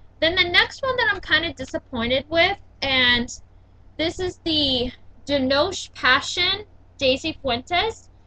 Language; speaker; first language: English; native; English